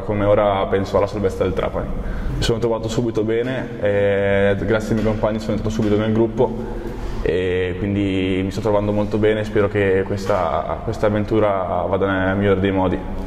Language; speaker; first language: Italian; native; Italian